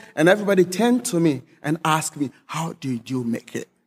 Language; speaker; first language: English; non-native, local second language; Akan